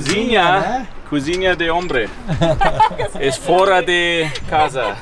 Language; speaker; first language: Portuguese; non-native, learner; German